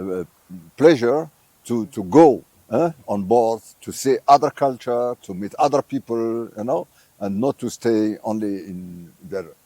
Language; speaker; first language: English; non-native, fluent; Arabic